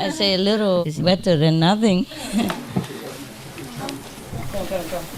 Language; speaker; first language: English; non-native, fluent; Vietnamese